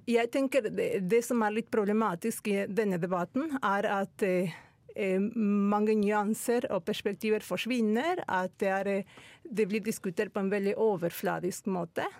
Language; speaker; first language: Norwegian; non-native, fluent; Spanish